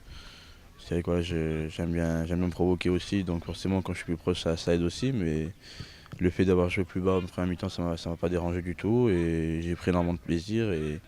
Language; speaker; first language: French; native; French